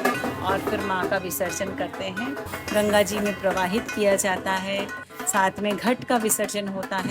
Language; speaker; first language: Hindi; non-native, local second language; Bangla